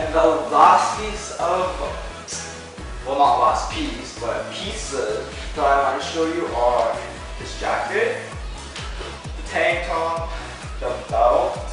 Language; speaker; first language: English; native; English